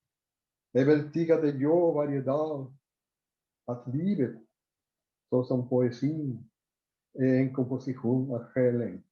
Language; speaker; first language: Swedish; non-native, fluent; Spanish